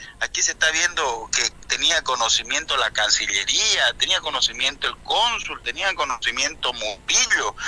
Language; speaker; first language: Spanish; native; Spanish